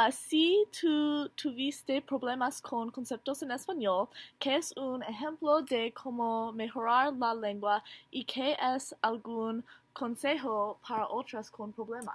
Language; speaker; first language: Spanish; non-native, learner; English